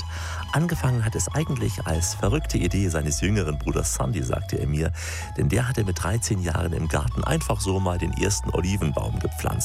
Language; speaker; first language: German; native; German